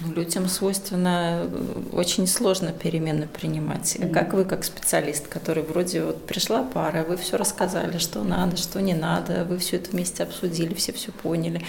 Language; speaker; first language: Russian; native; Russian